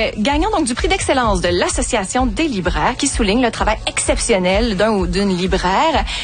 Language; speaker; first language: French; native; French